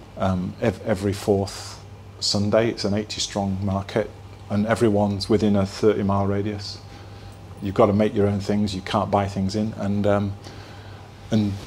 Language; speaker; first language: English; native; English